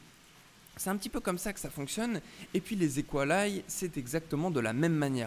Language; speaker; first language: French; native; French